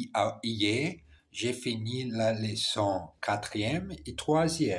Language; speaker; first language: French; non-native, learner; Portuguese